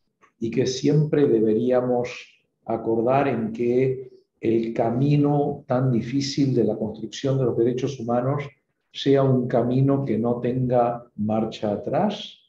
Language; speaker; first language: Spanish; native; Spanish